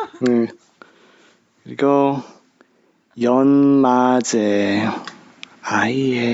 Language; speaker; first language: Korean; non-native, learner; English